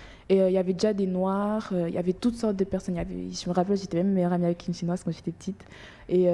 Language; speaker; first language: French; early bilingual, other home language; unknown